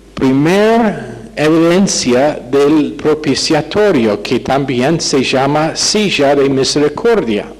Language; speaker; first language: Spanish; non-native, fluent; English